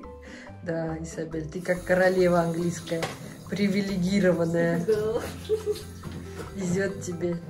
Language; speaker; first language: Russian; native; Russian